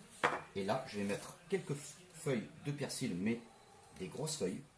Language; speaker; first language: French; native; French